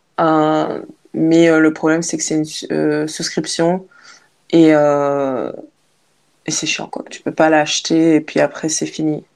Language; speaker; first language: French; native; French